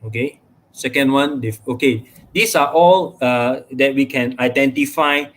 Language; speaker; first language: English; non-native, local second language; Malay